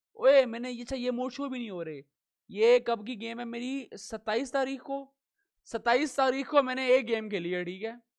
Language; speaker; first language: Urdu; native; Urdu